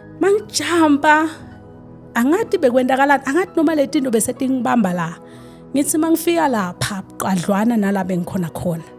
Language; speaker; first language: Zulu; non-native, local second language; Swati